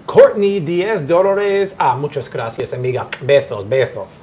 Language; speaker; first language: Spanish; non-native, learner; English